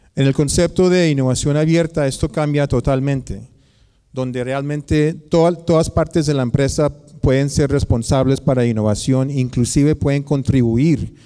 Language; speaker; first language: Spanish; early bilingual, heritage; Spanish